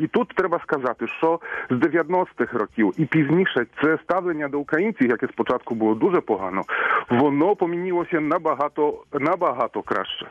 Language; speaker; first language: Ukrainian; non-native, fluent; Polish